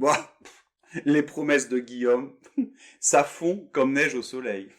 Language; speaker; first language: French; native; French